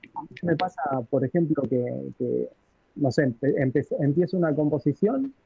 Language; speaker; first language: Spanish; native; Spanish